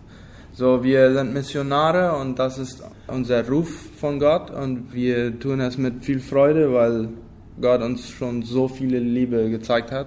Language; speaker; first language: German; non-native, local second language; Low German